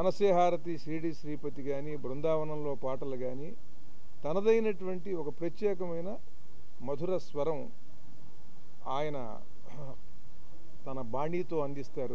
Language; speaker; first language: Telugu; native; Telugu